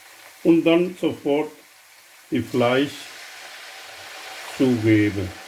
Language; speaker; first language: German; non-native, learner; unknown